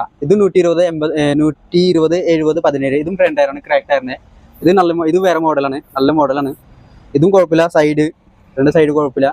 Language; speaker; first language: Malayalam; non-native, local second language; Hindi